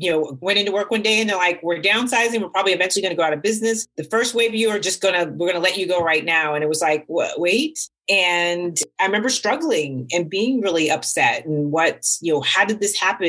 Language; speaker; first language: English; native; English